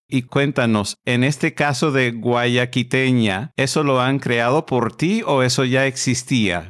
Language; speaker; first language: Spanish; non-native, fluent; English